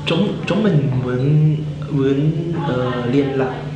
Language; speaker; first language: Vietnamese; non-native, learner; Chinese